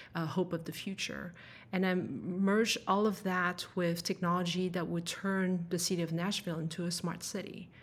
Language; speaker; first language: English; non-native, fluent; French